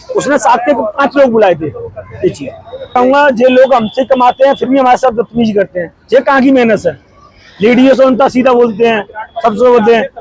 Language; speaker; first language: Hindi; native; Hindi